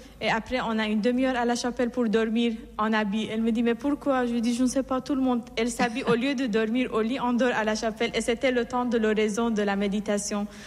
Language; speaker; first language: French; non-native, fluent; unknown